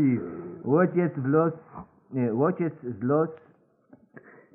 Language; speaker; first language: Polish; native; Polish